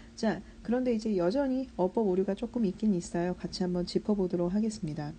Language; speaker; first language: Korean; native; Korean